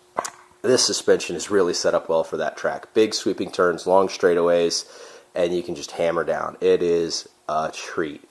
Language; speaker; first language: English; native; English